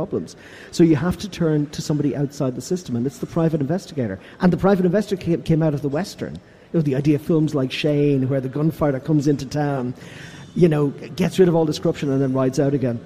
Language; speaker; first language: English; native; English